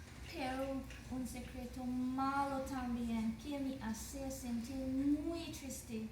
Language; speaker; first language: Spanish; non-native, learner; English